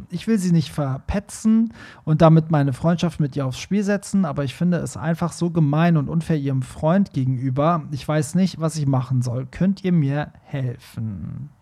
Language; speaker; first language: German; early bilingual, other home language; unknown